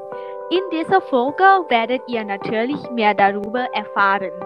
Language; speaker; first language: German; non-native, learner; Thai